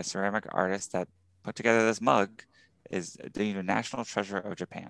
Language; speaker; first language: English; native; English